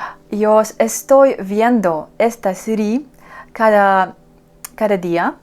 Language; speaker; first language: Spanish; non-native, learner; Russian